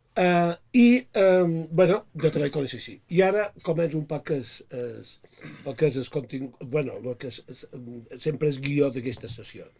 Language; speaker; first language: Catalan; native; Catalan